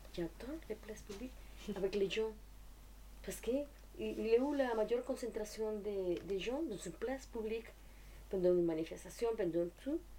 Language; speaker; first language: French; non-native, fluent; Spanish